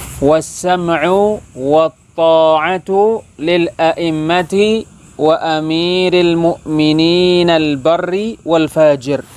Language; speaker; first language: Arabic; non-native, local second language; Indonesian